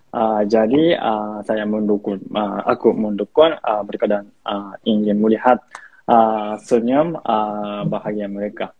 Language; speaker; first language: Indonesian; non-native, fluent; Japanese